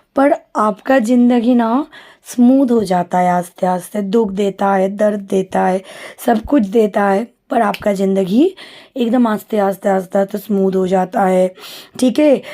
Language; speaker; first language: Hindi; non-native, local second language; Bangla